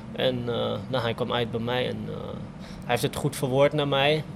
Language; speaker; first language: Dutch; native; Dutch